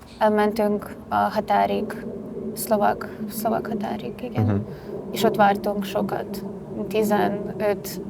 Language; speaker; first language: Hungarian; non-native, learner; Ukrainian